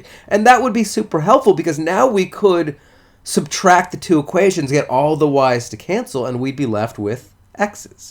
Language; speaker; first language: English; native; English